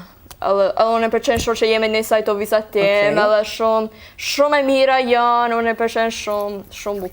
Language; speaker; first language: Albanian; early bilingual, heritage; Albanian